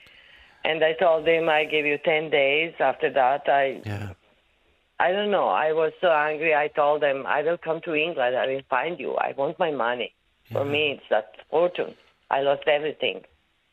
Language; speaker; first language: English; non-native, learner; Croatian